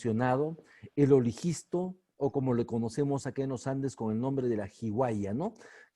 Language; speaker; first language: Spanish; native; Spanish